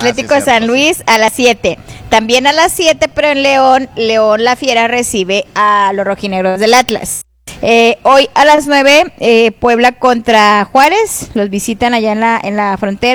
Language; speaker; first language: Spanish; native; Spanish